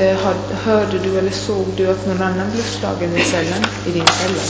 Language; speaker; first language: Swedish; non-native, fluent; Italian